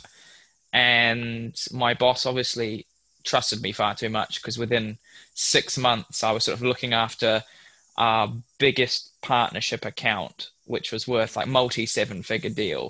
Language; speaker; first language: English; native; English